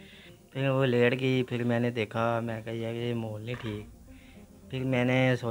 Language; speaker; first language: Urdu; non-native, local second language; Punjabi